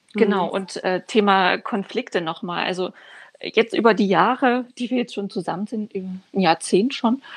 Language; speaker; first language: German; native; German